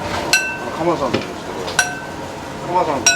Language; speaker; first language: Japanese; native; Japanese